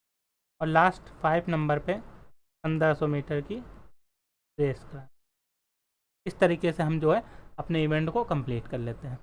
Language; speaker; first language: Hindi; native; Hindi